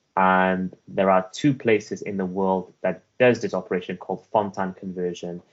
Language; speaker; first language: English; early bilingual, other home language; Persian